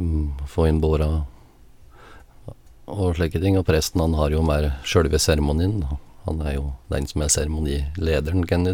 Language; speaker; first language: Norwegian; native; Norwegian